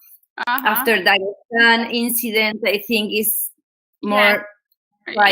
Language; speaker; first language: English; non-native, learner; Spanish